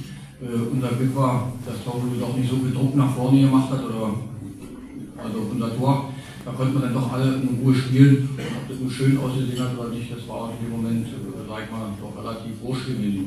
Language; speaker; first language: German; native; German